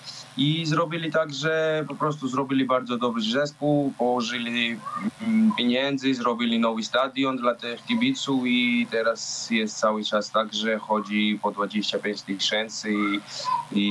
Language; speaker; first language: Polish; non-native, learner; Georgian